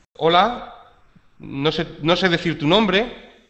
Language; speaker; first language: Spanish; native; Spanish